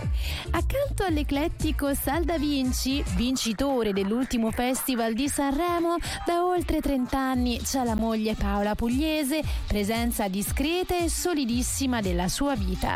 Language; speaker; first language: Italian; native; Italian